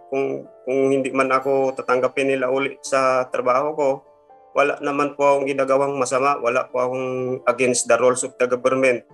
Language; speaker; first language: Filipino; non-native, local second language; Cebuano